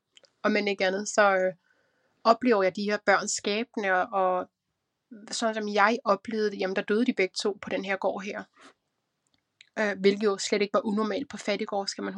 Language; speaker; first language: Danish; native; Danish